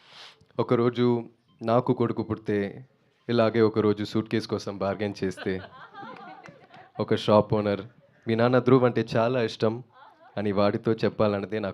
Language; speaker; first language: Telugu; non-native, learner; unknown